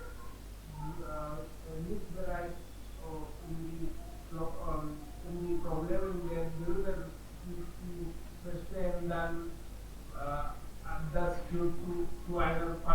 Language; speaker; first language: German; non-native, learner; Hindi